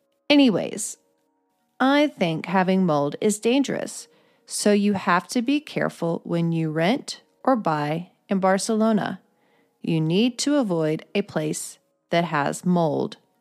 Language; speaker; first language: English; native; English